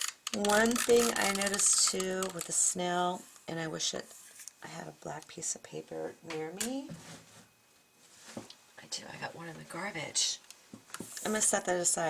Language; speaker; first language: English; native; English